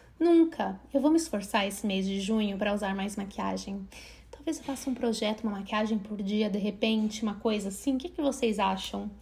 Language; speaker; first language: Portuguese; native; Portuguese